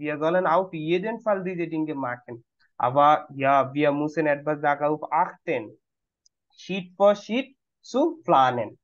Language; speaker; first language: German; non-native, fluent; Bangla